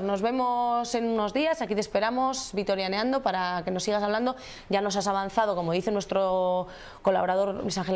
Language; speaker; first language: Spanish; native; Spanish